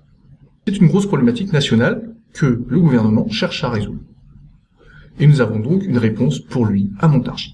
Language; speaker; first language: French; native; French